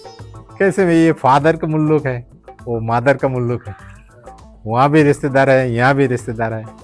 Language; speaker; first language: Hindi; early bilingual, heritage; Hindi